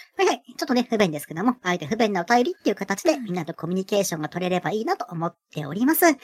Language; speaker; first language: Japanese; native; Japanese